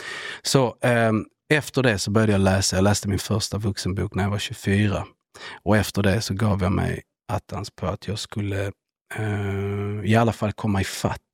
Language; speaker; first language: Swedish; native; Swedish